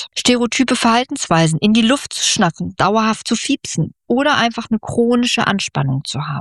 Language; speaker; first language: German; native; German